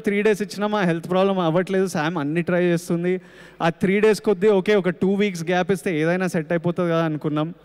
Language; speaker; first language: Telugu; native; Telugu